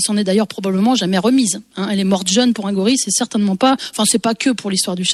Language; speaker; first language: French; native; French